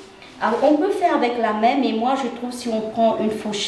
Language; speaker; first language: French; non-native, fluent; Nepali